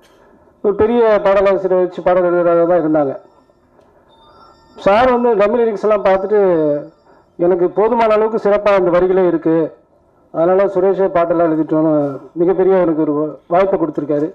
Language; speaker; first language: Tamil; native; Tamil